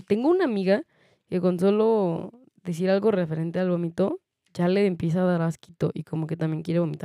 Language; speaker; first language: Spanish; native; Spanish